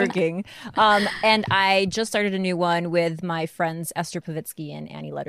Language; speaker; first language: English; non-native, local second language; Filipino